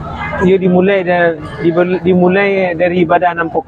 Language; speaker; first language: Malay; non-native, local second language; Minangkabau